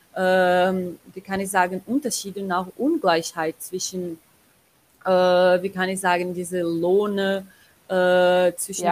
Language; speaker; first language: German; non-native, learner; Portuguese